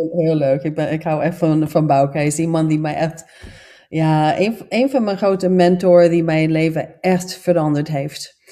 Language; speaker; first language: Dutch; non-native, fluent; English